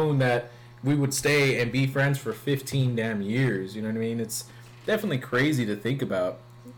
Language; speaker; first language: English; native; English